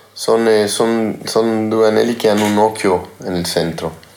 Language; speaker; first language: Italian; non-native, learner; Spanish